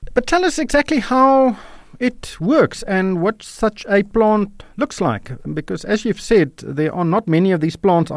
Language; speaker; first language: English; non-native, local second language; Afrikaans